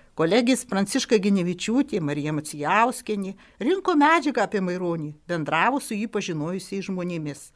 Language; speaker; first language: Lithuanian; native; Lithuanian